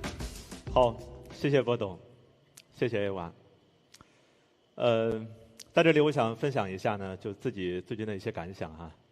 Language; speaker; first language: Chinese; native; Chinese